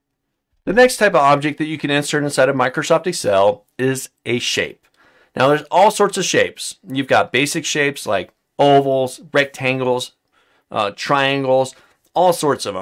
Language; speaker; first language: English; native; English